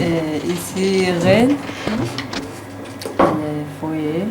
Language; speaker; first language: French; non-native, learner; Turkish